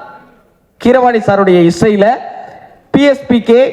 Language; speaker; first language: Tamil; native; Tamil